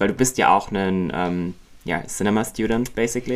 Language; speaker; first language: German; native; German